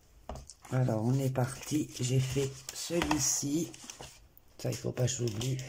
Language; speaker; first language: French; native; French